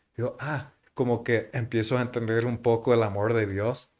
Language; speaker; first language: Spanish; non-native, fluent; English